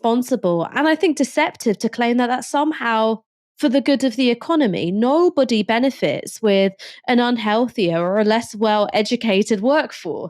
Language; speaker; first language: English; native; English